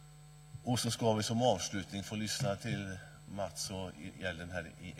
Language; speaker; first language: Swedish; native; Swedish